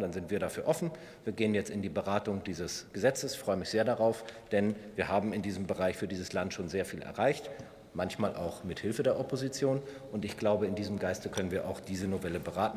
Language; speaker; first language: German; native; German